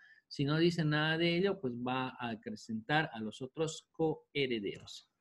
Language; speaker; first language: Spanish; native; Spanish